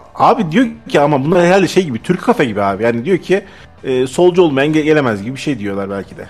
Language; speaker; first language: Turkish; native; Turkish